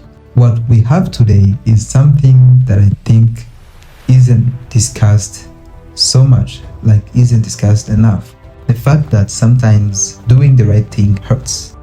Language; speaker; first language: English; non-native, local second language; Kinyarwanda